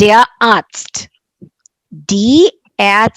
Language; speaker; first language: German; non-native, fluent; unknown